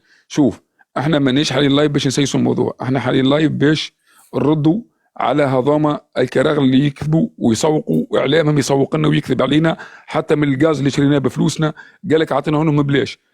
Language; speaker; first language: Arabic; native; Arabic